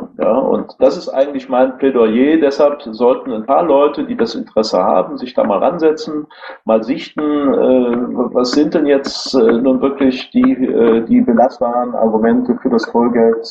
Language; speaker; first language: German; native; German